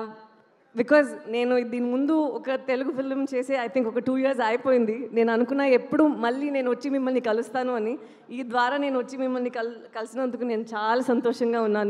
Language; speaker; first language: Telugu; non-native, local second language; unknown